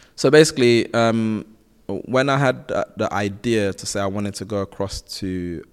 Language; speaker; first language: English; native; English